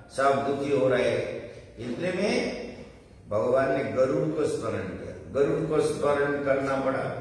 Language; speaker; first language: Hindi; non-native, local second language; Bangla